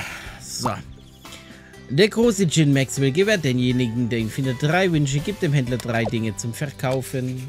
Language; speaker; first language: German; native; German